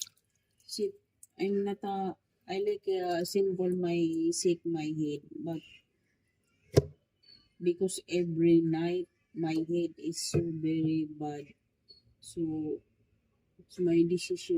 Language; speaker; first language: English; non-native, learner; Filipino